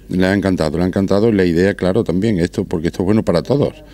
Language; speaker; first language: Spanish; native; Spanish